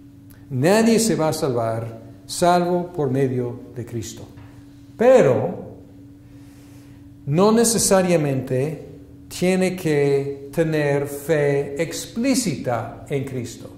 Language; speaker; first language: Spanish; non-native, fluent; English